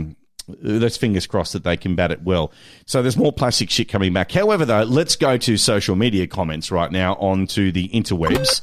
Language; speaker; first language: English; native; English